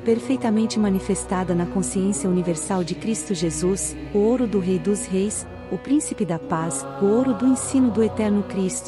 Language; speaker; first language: Portuguese; native; Portuguese